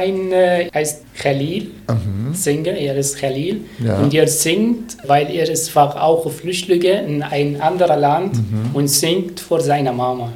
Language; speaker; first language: German; non-native, learner; Arabic